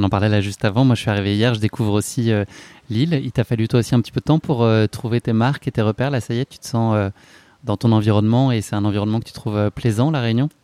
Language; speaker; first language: French; native; French